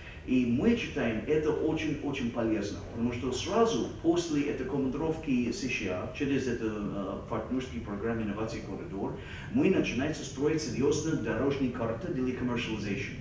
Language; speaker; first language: Russian; non-native, fluent; English